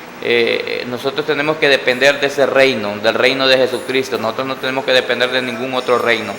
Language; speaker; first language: Spanish; native; Spanish